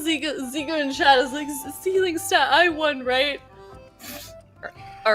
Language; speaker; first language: English; native; English